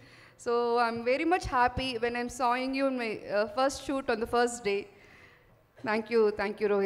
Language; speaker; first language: Telugu; non-native, learner; Tamil